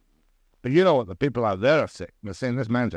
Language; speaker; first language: English; native; English